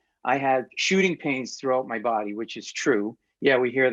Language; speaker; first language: English; native; English